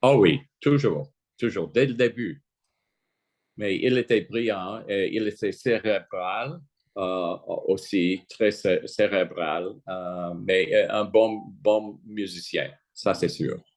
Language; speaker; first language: French; non-native, fluent; English